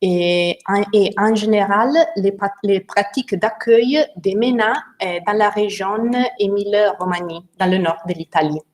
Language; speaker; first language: French; non-native, learner; Italian